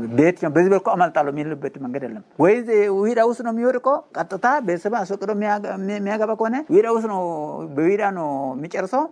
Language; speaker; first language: Amharic; non-native, local second language; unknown